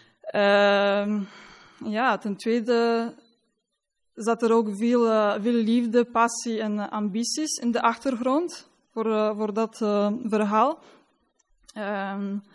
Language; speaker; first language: Dutch; non-native, fluent; Polish